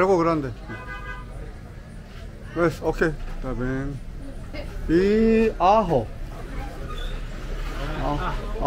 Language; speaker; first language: Spanish; non-native, learner; Korean